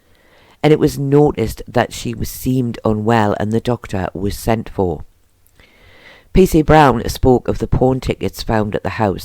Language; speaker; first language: English; native; English